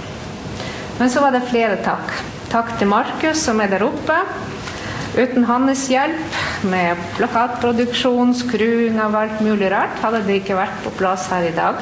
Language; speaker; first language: Norwegian; non-native, fluent; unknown